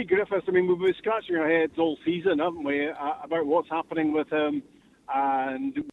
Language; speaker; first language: English; native; English